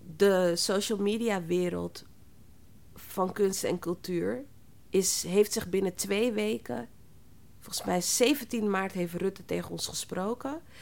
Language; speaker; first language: Dutch; native; Dutch